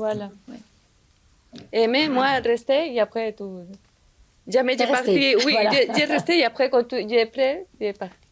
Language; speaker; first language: French; non-native, learner; Spanish